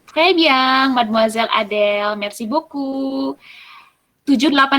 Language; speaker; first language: French; non-native, fluent; Indonesian